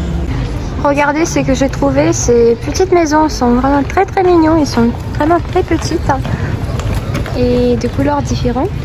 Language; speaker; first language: French; non-native, fluent; Russian